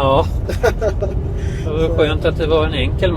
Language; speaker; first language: Swedish; native; Swedish